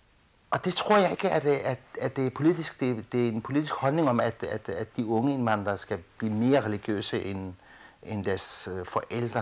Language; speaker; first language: Danish; early bilingual, other home language; Kurdish